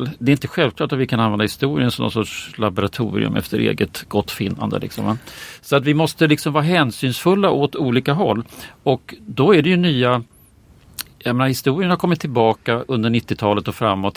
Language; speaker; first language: Swedish; native; Swedish